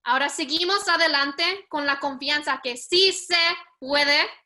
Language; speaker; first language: Spanish; early bilingual, heritage; Spanish